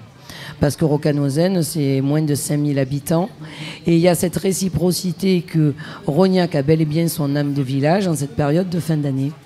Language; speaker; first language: French; native; French